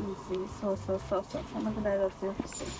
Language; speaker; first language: Japanese; native; Japanese